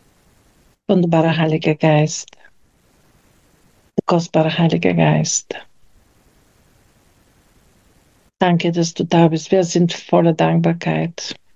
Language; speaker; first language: German; non-native, fluent; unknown